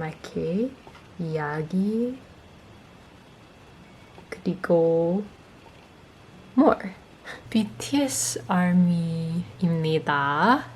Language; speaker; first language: Korean; non-native, learner; English